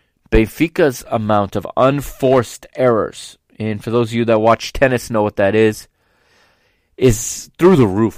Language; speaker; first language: English; native; English